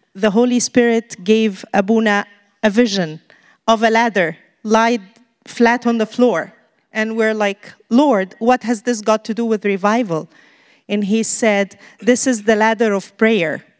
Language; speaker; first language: English; non-native, fluent; Arabic